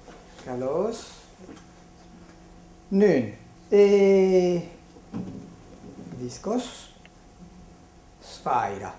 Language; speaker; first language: Greek; non-native, fluent; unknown